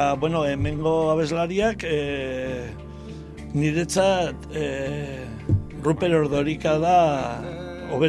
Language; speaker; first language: Basque; non-native, learner; Spanish